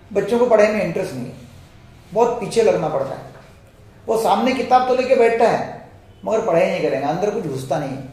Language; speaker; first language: Hindi; non-native, local second language; Marathi